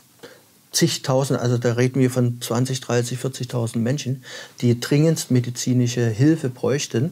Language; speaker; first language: German; native; German